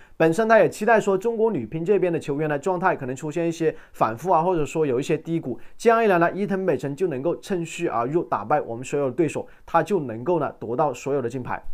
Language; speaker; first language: Chinese; native; Chinese